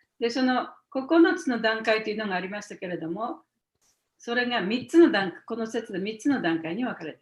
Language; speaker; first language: Japanese; native; Japanese